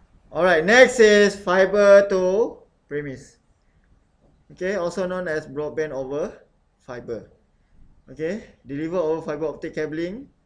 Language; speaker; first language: English; non-native, local second language; Malay